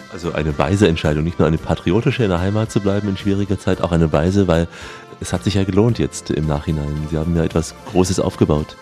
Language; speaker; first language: German; native; German